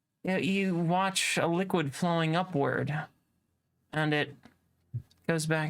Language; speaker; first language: English; native; English